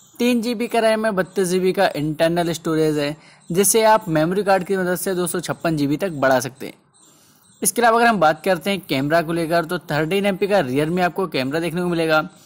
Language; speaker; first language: Hindi; native; Hindi